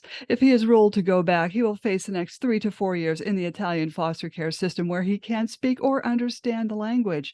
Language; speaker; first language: English; native; English